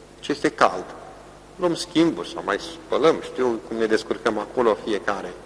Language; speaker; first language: Romanian; native; Romanian